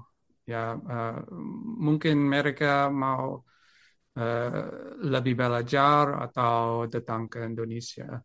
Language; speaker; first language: Indonesian; non-native, fluent; English